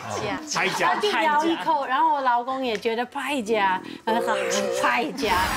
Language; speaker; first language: Chinese; non-native, fluent; English